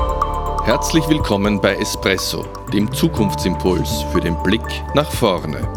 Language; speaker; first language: German; native; German